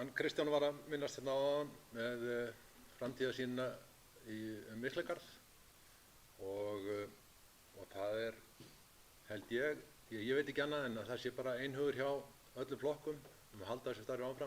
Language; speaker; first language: Icelandic; native; Icelandic